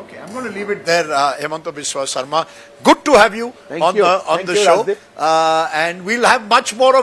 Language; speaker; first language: English; native; English